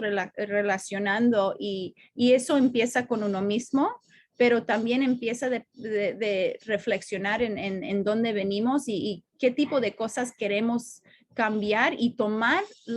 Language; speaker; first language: Spanish; non-native, fluent; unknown